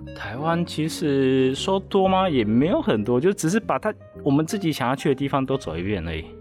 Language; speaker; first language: Chinese; non-native, fluent; Japanese